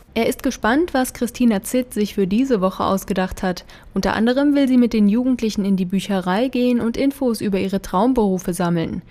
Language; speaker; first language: German; native; German